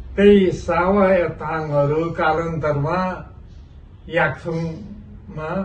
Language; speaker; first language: Nepali; non-native, local second language; Limbu